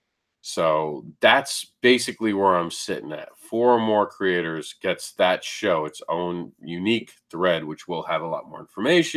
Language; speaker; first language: English; native; English